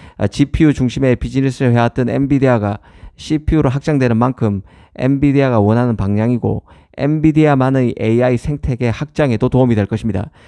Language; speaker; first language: Korean; native; Korean